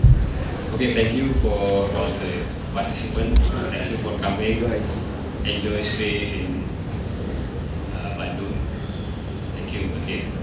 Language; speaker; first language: English; non-native, learner; Indonesian